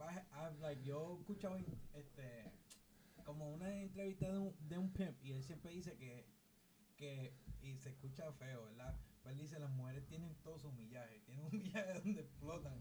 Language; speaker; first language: Spanish; early bilingual, heritage; Spanish